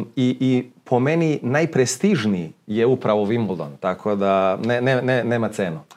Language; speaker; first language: Serbian; early bilingual, heritage; Serbian